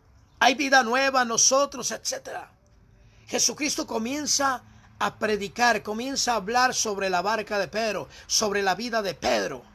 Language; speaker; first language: Spanish; native; Spanish